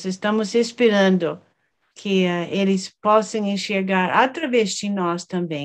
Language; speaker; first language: Portuguese; non-native, fluent; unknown